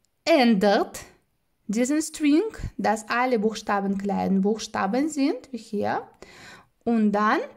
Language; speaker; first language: German; non-native, fluent; Russian